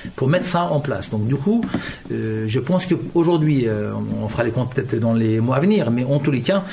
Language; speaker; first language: French; early bilingual, other home language; Turkish